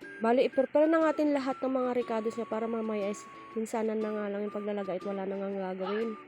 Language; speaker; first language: Filipino; non-native, local second language; Bikol